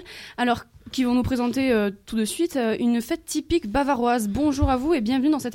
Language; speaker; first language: French; native; French